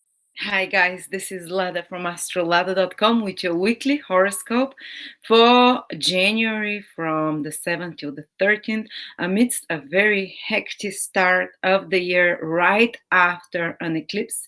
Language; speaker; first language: English; non-native, fluent; Bulgarian